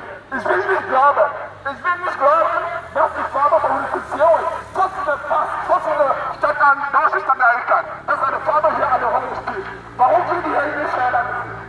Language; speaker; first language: German; non-native, fluent; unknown